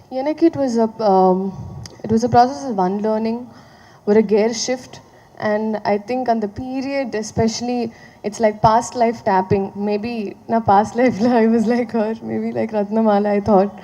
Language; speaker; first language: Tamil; non-native, learner; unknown